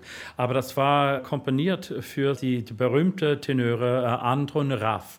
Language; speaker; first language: German; non-native, learner; English